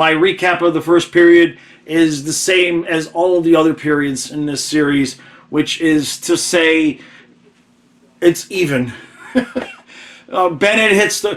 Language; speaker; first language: English; native; English